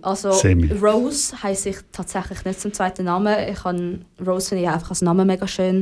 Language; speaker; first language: German; native; German